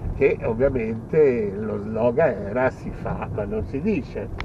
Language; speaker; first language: Italian; native; Italian